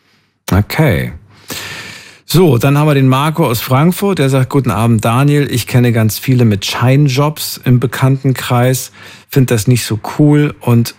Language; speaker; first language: German; native; German